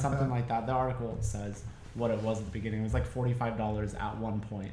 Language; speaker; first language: English; native; English